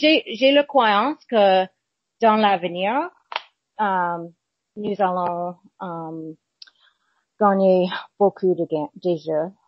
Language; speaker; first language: French; non-native, learner; English